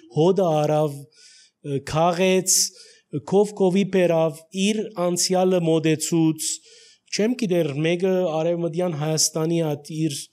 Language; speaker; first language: Armenian; early bilingual, heritage; Armenian